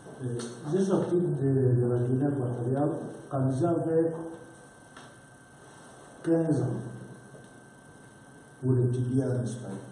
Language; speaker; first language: French; non-native, learner; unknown